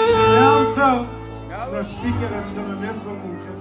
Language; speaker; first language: Bulgarian; non-native, local second language; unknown